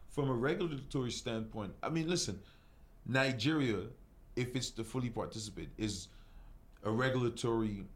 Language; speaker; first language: English; non-native, local second language; French